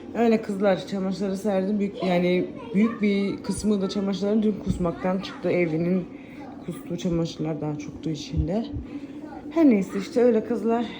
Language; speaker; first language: Turkish; early bilingual, heritage; Turkish